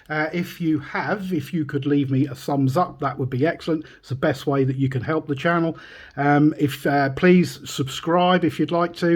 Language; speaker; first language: English; native; English